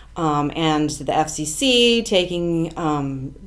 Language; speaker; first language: English; native; English